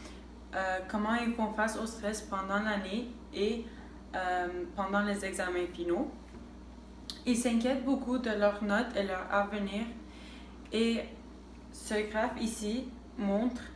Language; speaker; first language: French; non-native, local second language; English